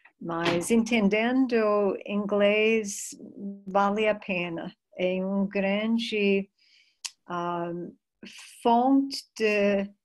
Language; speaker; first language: Portuguese; non-native, fluent; English